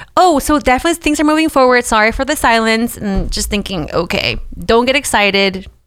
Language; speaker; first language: English; early bilingual, other home language; Spanish